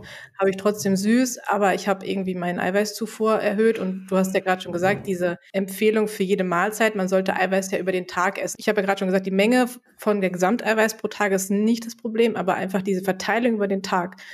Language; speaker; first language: German; native; German